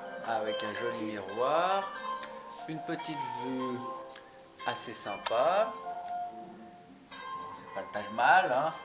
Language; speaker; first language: French; native; French